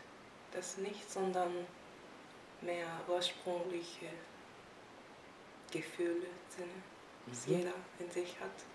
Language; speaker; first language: German; non-native, fluent; Japanese